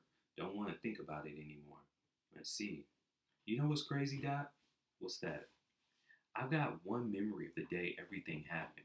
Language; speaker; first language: English; native; English